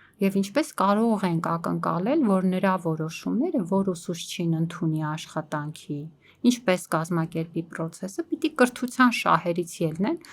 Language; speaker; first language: Armenian; native; Armenian